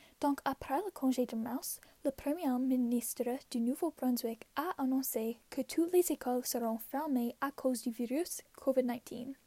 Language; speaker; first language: French; non-native, local second language; English